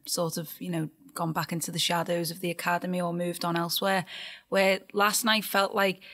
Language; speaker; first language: English; native; English